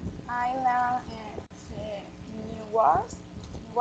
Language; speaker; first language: English; non-native, learner; Spanish